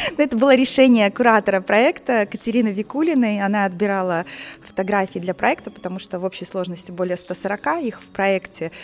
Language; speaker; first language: Russian; native; Russian